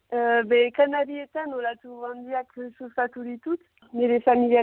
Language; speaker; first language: Basque; non-native, local second language; French